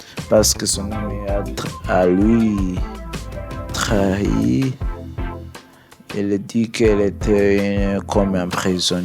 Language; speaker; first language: French; non-native, learner; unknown